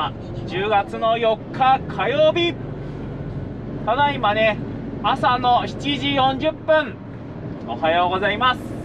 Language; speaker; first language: Japanese; native; Japanese